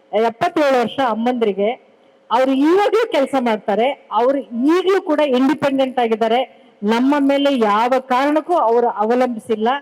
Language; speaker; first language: Kannada; native; Kannada